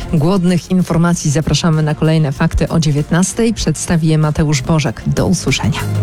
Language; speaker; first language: Polish; native; Polish